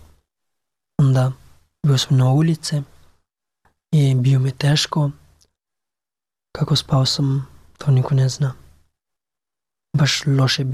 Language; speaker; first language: Serbian; non-native, learner; Pashto